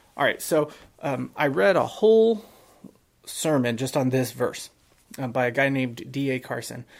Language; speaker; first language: English; native; English